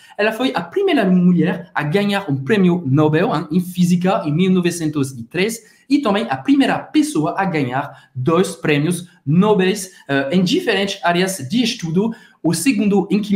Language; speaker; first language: Portuguese; non-native, fluent; French